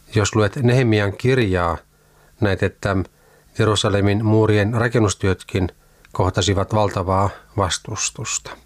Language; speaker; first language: Finnish; native; Finnish